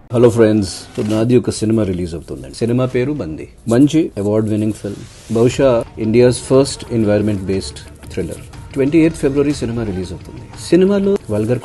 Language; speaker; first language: Telugu; non-native, local second language; Hindi